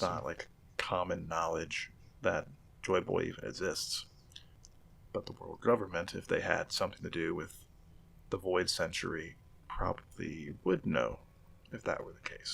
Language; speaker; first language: English; native; English